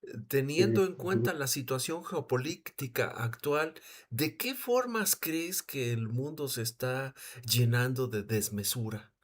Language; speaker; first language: Spanish; native; Spanish